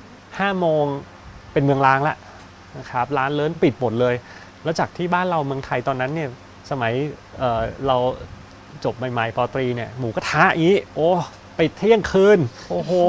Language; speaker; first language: Thai; native; Thai